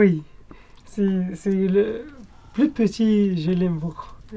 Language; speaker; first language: French; non-native, learner; Arabic